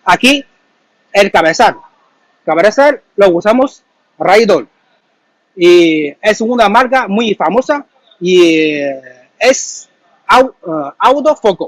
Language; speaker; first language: Spanish; non-native, learner; Chinese